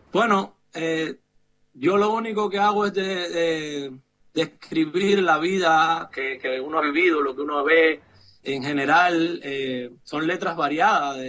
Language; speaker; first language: Spanish; native; Spanish